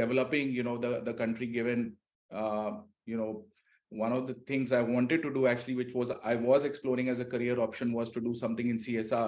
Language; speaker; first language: English; non-native, local second language; Hindi